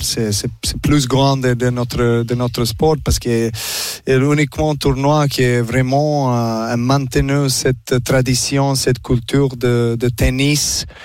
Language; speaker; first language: French; non-native, learner; Serbian